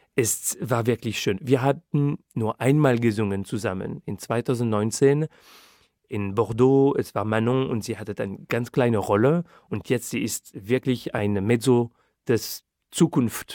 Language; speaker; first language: German; non-native, fluent; French